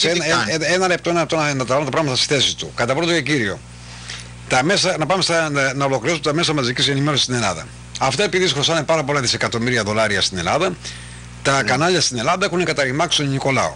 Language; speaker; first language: Greek; native; Greek